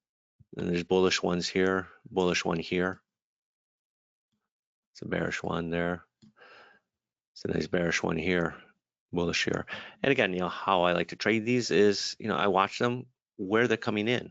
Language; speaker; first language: English; native; English